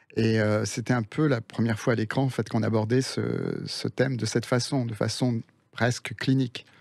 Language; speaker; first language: French; early bilingual, other home language; Spanish